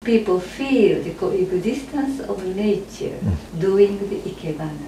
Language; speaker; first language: English; non-native, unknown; Japanese